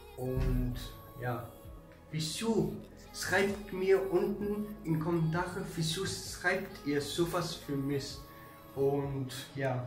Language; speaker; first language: German; early bilingual, other home language; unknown